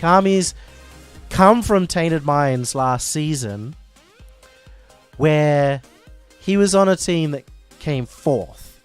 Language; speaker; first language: English; native; English